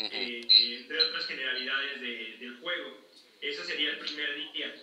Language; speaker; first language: Spanish; native; Spanish